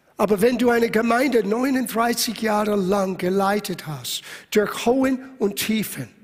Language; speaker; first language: German; non-native, fluent; English